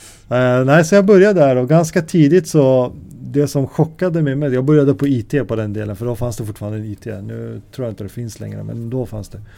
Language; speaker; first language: Swedish; native; Swedish